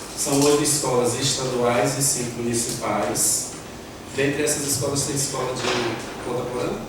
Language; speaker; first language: Portuguese; native; Portuguese